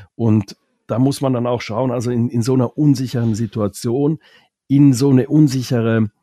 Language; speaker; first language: German; non-native, fluent; Finnish